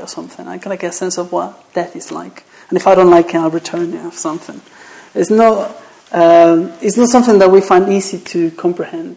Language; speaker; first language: English; non-native, fluent; Spanish